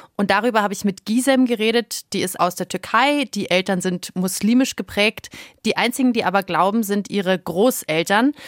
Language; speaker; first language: German; native; German